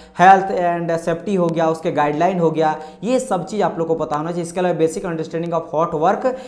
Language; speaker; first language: Hindi; non-native, local second language; Marathi